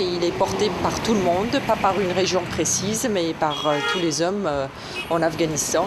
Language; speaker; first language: French; native; French